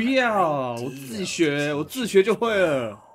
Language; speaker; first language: Chinese; native; Chinese